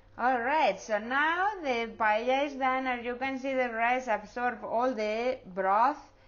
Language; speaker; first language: English; non-native, fluent; Spanish